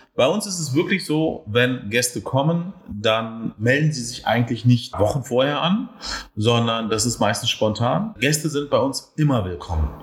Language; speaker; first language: German; early bilingual, other home language; Turkish